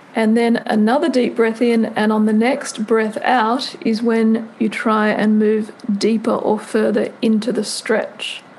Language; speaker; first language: English; native; English